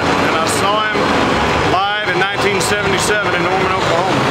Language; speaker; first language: English; native; English